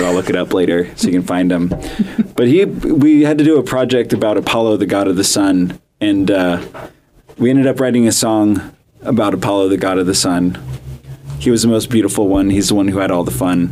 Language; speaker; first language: English; native; English